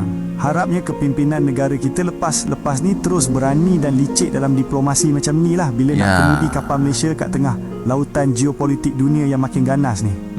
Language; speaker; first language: Malay; native; Malay